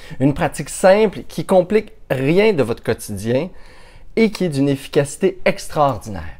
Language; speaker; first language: French; native; French